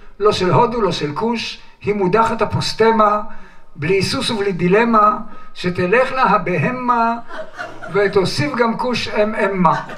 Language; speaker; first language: Hebrew; native; Hebrew